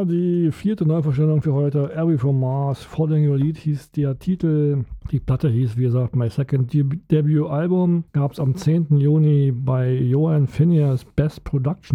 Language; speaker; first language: German; native; German